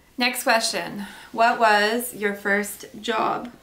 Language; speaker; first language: English; native; English